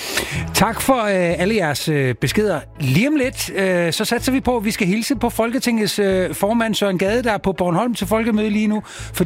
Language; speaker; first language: Danish; native; Danish